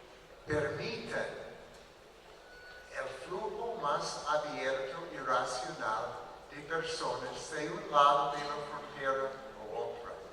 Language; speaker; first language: Spanish; non-native, learner; English